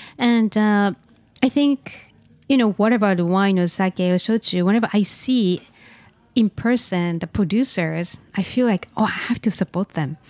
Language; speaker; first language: English; non-native, fluent; Japanese